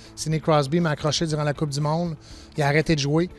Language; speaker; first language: French; native; French